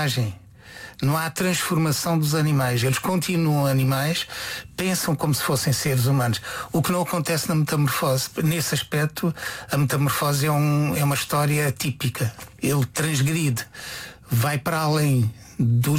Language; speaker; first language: Portuguese; non-native, fluent; Konkani